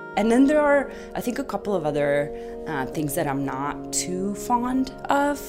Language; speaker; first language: English; non-native, fluent; Italian